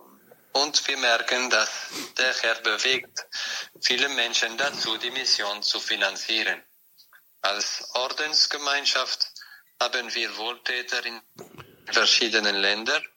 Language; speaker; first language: German; non-native, fluent; French